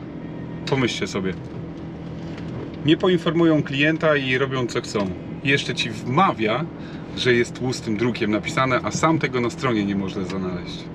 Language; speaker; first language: Polish; native; Polish